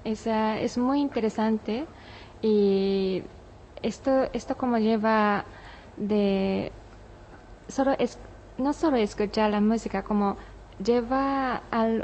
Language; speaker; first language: Spanish; non-native, learner; Japanese